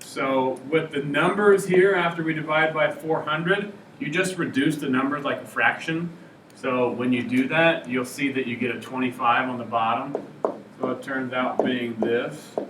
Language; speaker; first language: English; native; English